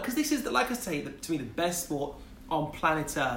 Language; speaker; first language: English; native; English